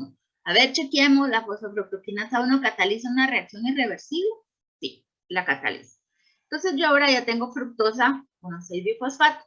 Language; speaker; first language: Spanish; native; Spanish